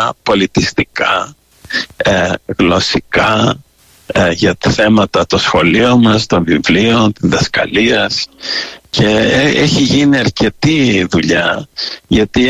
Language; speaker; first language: Greek; early bilingual, heritage; Greek